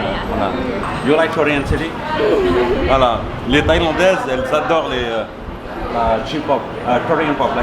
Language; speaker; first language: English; non-native, learner; French